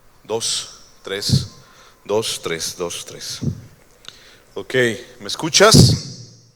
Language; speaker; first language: Spanish; native; Spanish